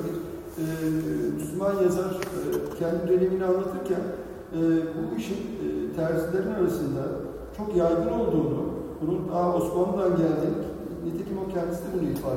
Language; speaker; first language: Turkish; native; Turkish